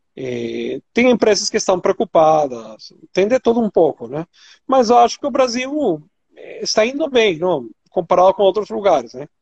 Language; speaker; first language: Portuguese; non-native, fluent; Spanish